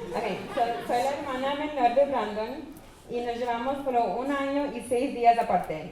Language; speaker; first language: Spanish; early bilingual, other home language; English